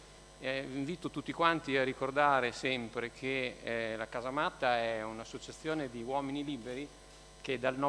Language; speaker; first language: Italian; native; Italian